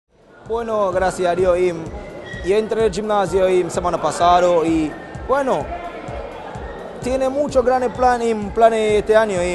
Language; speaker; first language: Spanish; non-native, learner; English